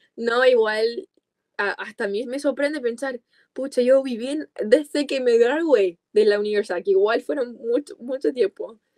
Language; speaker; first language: Spanish; non-native, fluent; English